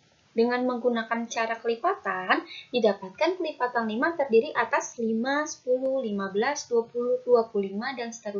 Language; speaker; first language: Indonesian; native; Indonesian